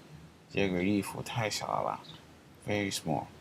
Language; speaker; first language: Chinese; non-native, learner; English